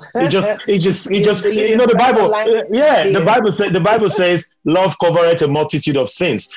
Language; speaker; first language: English; non-native, local second language; Nigerian Pidgin